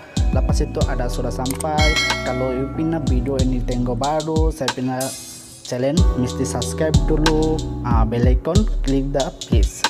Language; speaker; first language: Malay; non-native, learner; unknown